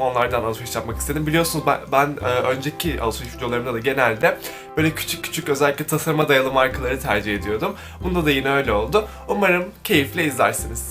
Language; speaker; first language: Turkish; native; Turkish